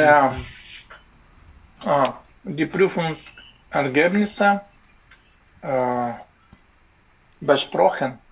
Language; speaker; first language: German; non-native, learner; Ukrainian